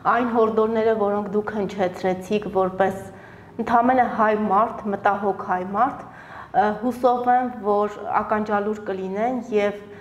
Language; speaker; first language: Armenian; native; Armenian